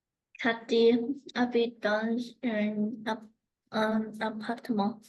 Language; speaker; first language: French; non-native, learner; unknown